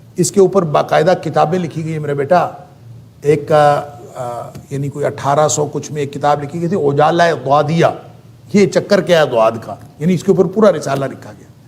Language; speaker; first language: Urdu; non-native, local second language; Punjabi